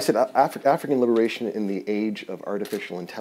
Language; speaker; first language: English; native; English